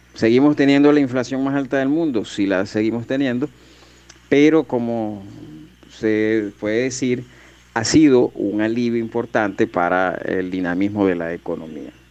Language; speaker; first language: Spanish; native; Spanish